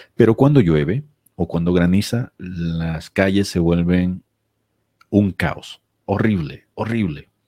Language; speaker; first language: Spanish; native; Spanish